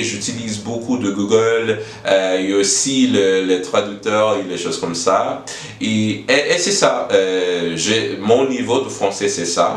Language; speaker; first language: French; non-native, learner; English